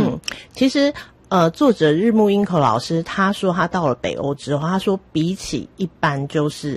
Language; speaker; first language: Chinese; native; Chinese